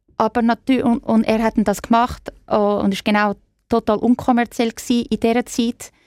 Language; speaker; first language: German; native; German